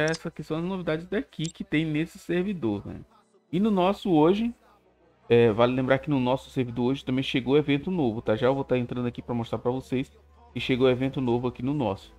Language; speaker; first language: Portuguese; native; Portuguese